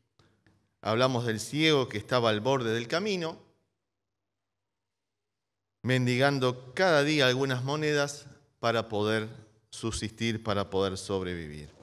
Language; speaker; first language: Spanish; native; Spanish